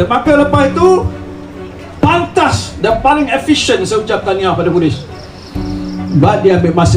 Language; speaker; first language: Malay; native; Malay